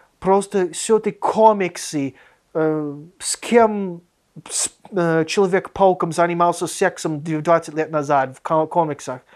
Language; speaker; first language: Russian; non-native, fluent; English